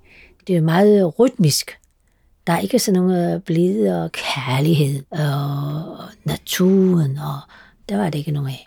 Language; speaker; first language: Danish; non-native, fluent; Chinese